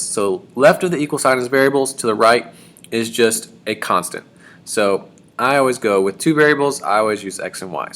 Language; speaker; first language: English; native; English